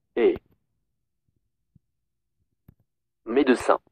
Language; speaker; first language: French; non-native, learner; English